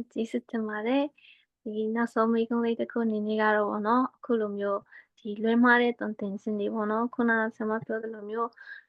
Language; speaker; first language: Burmese; native; Burmese